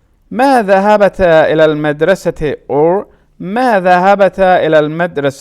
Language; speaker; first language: Arabic; non-native, learner; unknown